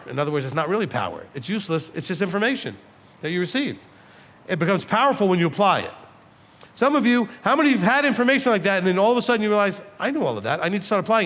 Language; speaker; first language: English; native; English